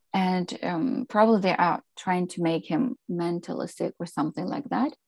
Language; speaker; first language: English; non-native, fluent; Ukrainian